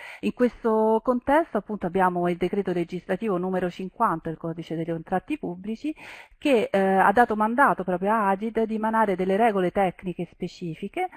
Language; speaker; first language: Italian; native; Italian